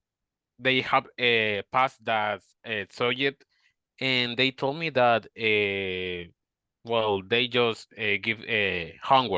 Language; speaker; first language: English; non-native, learner; Spanish